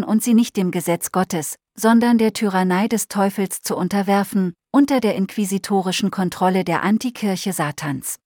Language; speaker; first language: German; native; German